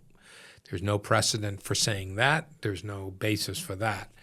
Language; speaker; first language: English; native; English